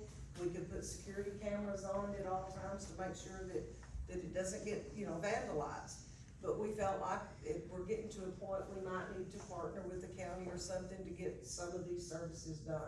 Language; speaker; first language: English; native; English